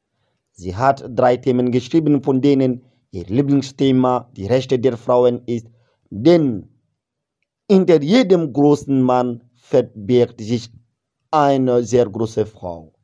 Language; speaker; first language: German; non-native, learner; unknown